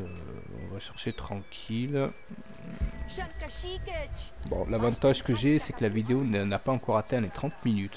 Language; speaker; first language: French; native; French